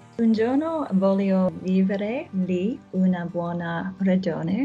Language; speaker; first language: Italian; non-native, learner; English